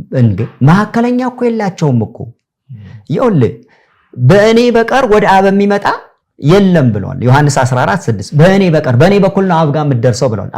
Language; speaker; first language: Amharic; non-native, local second language; Sebat Bet Gurage